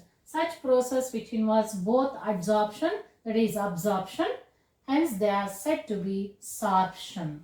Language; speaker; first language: English; non-native, local second language; Kannada